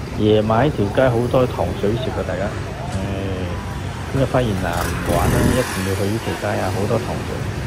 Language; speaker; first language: Chinese; early bilingual, heritage; Cantonese